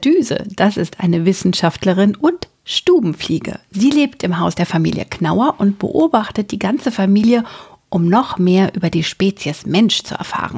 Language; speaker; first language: German; native; German